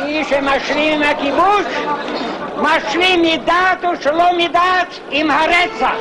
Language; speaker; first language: Hebrew; non-native, fluent; German